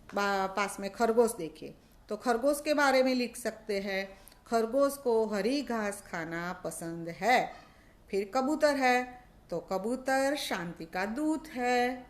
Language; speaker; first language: Hindi; non-native, local second language; Gujarati